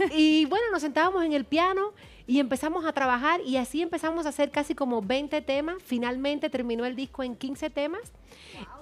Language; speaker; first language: Spanish; native; Spanish